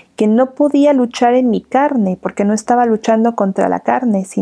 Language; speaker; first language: Spanish; native; Spanish